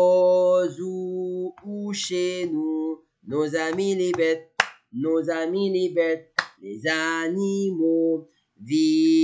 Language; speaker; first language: French; non-native, fluent; Arabic